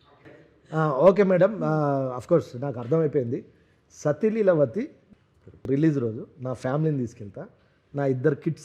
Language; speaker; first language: Telugu; native; Telugu